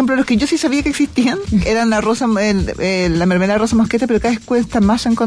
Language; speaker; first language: Spanish; native; Spanish